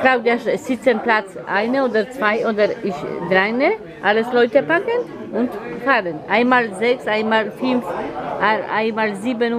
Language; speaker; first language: German; non-native, learner; Polish